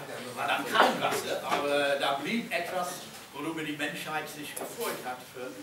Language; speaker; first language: German; non-native, fluent; English